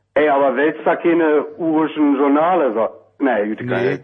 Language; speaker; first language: German; native; German